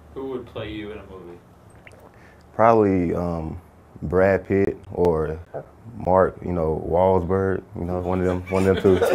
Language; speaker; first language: English; native; English